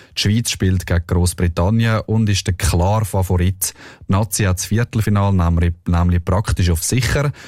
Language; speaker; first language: German; native; German